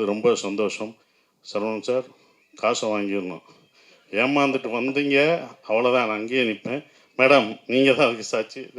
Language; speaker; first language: Tamil; native; Tamil